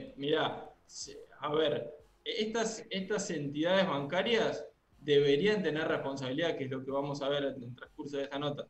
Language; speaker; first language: Spanish; native; Spanish